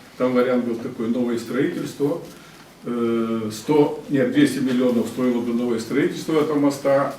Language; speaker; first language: Russian; native; Russian